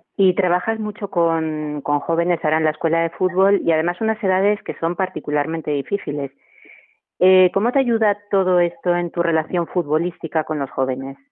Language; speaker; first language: Spanish; native; Spanish